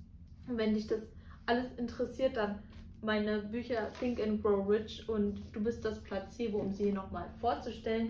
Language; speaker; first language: German; native; German